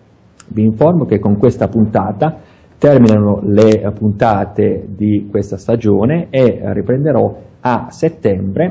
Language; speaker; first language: Italian; native; Italian